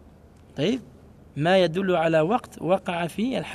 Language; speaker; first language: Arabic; non-native, fluent; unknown